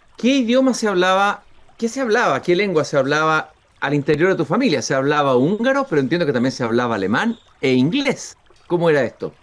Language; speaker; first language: Spanish; native; Spanish